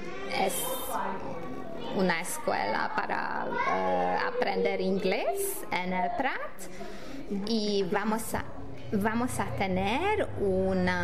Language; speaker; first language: Spanish; non-native, learner; English